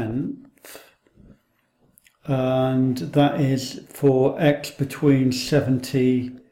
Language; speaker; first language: English; native; English